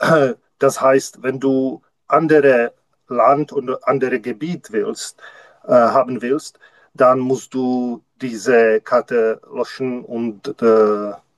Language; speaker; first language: German; non-native, learner; Czech